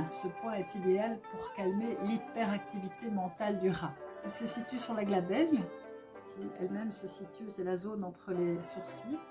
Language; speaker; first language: French; native; French